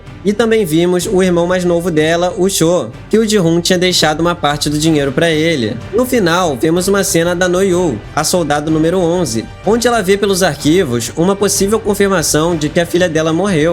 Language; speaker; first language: Portuguese; native; Portuguese